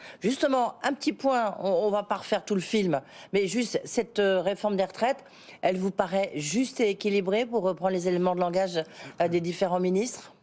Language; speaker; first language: French; native; French